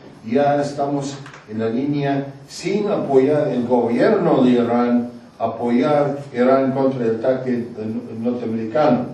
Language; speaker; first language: Spanish; non-native, fluent; English